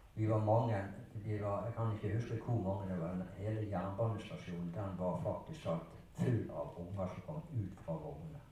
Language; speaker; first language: Norwegian; early bilingual, other home language; German